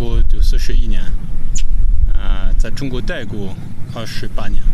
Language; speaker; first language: Chinese; non-native, fluent; French